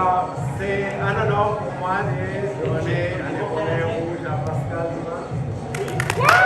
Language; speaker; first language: French; non-native, fluent; Spanish